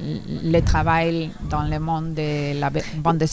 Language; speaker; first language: French; non-native, learner; Spanish